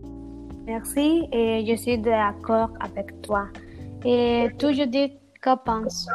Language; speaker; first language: French; non-native, learner; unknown